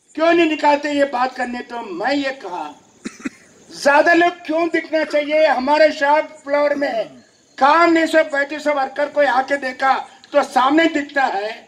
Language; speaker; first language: Hindi; non-native, local second language; Telugu